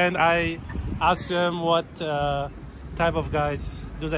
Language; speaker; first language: English; non-native, learner; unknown